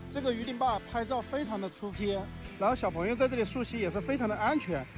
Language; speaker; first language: Chinese; non-native, local second language; Hakka Chinese